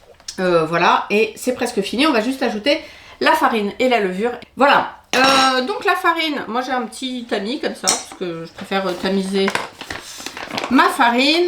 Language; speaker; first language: French; native; French